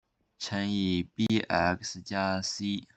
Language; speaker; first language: Chinese; native; Chinese